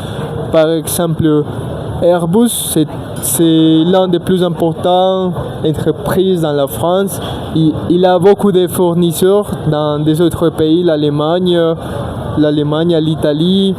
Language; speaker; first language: French; non-native, learner; Spanish